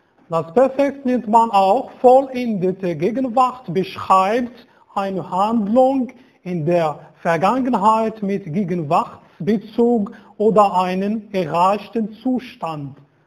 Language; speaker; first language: German; non-native, fluent; Arabic